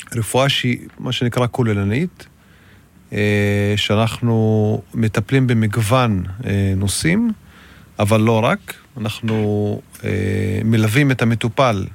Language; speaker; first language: Hebrew; non-native, local second language; Arabic